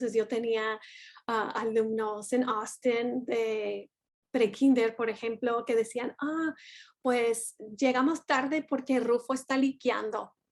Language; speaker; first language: Spanish; non-native, fluent; English